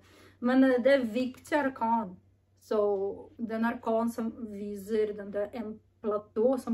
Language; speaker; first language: Norwegian; non-native, learner; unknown